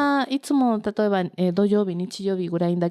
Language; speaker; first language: Japanese; non-native, learner; Spanish